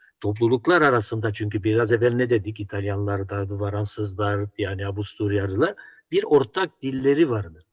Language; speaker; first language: Turkish; non-native, local second language; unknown